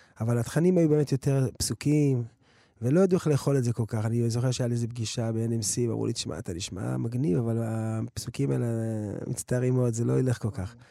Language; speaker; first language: Hebrew; early bilingual, other home language; English